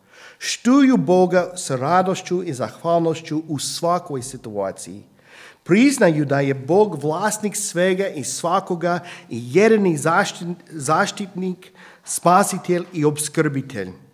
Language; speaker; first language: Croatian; non-native, fluent; English